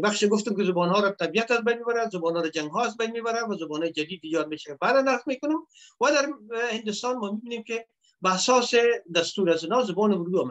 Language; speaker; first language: Persian; native; Persian